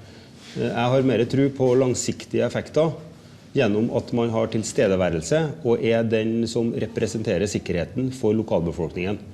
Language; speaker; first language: Norwegian; native; Norwegian